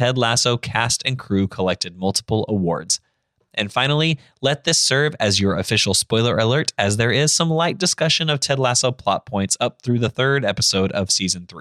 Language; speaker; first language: English; native; English